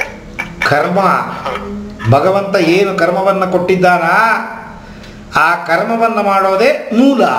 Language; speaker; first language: Kannada; native; Kannada